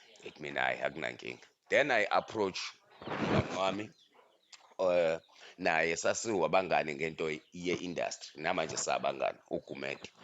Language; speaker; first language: Zulu; native; Zulu